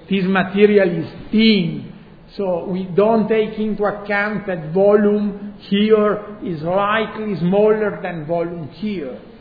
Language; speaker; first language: English; non-native, fluent; Italian